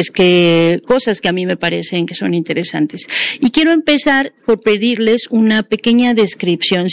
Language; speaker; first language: Spanish; native; Spanish